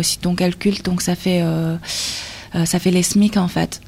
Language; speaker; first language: French; non-native, fluent; Chinese